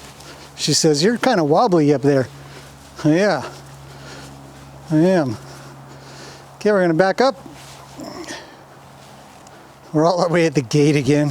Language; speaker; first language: English; native; English